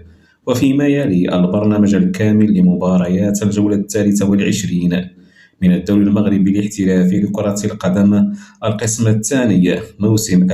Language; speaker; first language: Arabic; native; Arabic